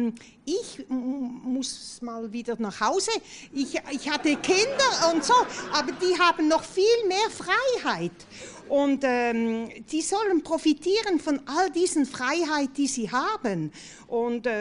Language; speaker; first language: German; non-native, fluent; French